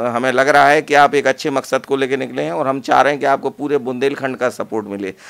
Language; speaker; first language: Hindi; native; Hindi